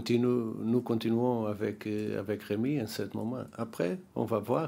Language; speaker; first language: French; non-native, learner; Portuguese